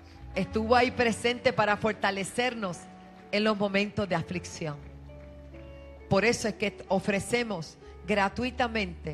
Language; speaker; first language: Spanish; native; Spanish